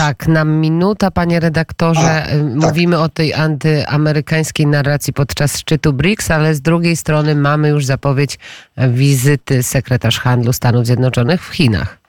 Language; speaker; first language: Polish; native; Polish